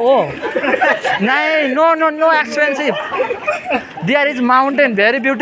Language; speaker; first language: English; non-native, learner; Nepali